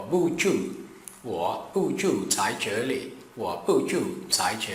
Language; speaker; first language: Chinese; non-native, learner; Portuguese